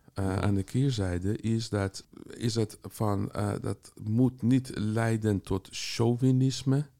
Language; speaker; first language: Dutch; non-native, fluent; Persian